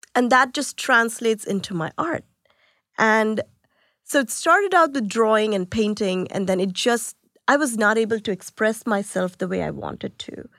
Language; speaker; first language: English; non-native, local second language; Tamil